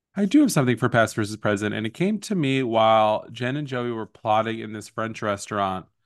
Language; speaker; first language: English; native; English